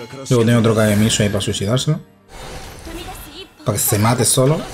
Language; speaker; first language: Spanish; native; Spanish